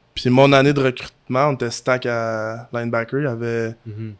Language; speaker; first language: French; native; French